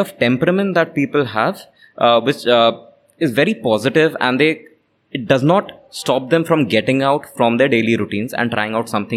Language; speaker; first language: English; non-native, local second language; Hindi